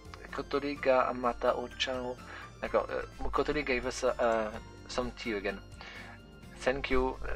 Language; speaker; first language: English; non-native, fluent; French